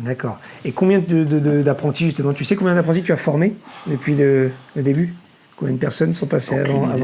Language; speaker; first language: French; native; French